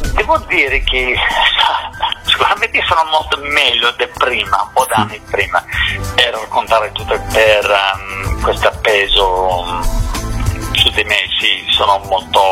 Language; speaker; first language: Italian; non-native, fluent; English